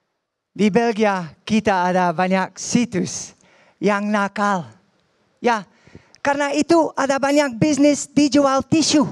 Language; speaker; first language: Indonesian; non-native, learner; Dutch